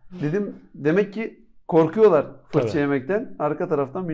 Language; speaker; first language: Turkish; native; Turkish